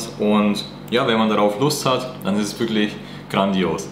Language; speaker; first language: German; native; German